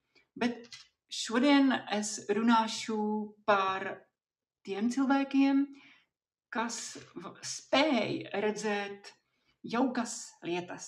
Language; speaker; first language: Latvian; non-native, fluent; Czech